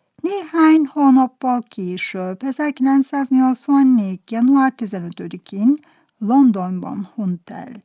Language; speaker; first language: Hungarian; non-native, fluent; Turkish